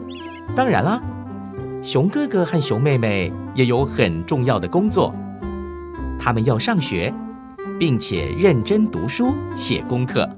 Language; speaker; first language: Chinese; native; Chinese